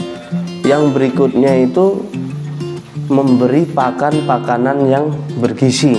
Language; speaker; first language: Indonesian; non-native, local second language; Javanese